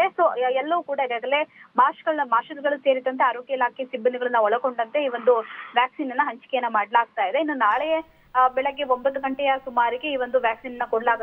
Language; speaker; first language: Kannada; native; Kannada